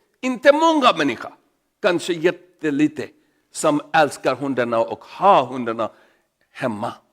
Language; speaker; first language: Swedish; non-native, learner; Urdu